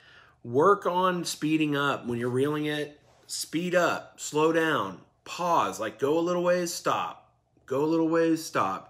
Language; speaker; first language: English; native; English